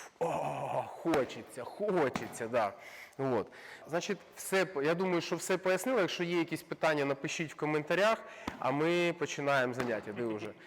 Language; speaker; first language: Ukrainian; non-native, local second language; Russian